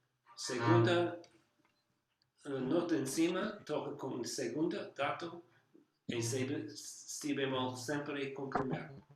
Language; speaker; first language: Portuguese; non-native, learner; English